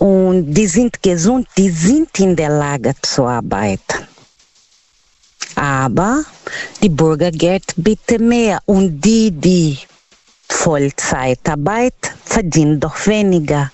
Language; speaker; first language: German; non-native, learner; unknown